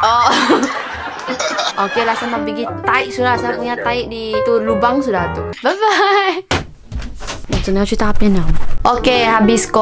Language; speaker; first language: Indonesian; non-native, local second language; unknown